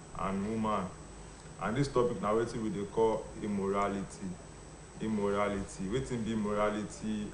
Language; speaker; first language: Nigerian Pidgin; non-native, local second language; Yoruba